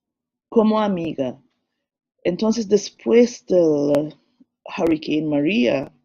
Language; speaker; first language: Spanish; non-native, learner; English